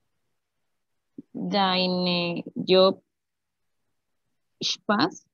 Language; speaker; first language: German; non-native, learner; Spanish